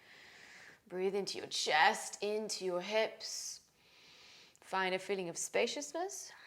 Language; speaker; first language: English; native; English